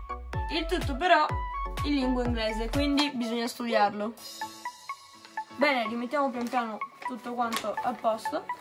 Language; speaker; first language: Italian; native; Italian